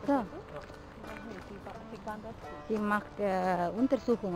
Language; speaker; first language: German; non-native, learner; Indonesian